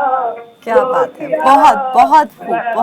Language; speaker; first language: Hindi; native; Hindi